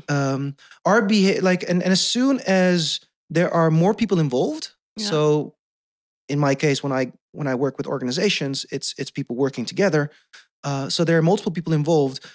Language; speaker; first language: English; non-native, fluent; Dutch